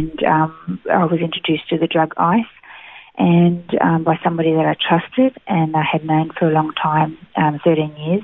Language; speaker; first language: English; native; English